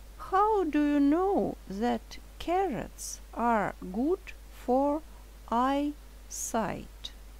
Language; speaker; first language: English; non-native, fluent; Russian